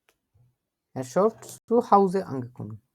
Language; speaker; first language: German; non-native, learner; Bangla